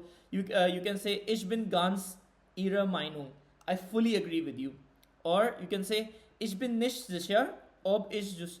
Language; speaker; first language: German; non-native, fluent; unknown